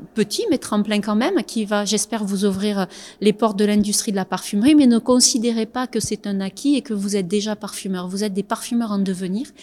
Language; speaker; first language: French; native; French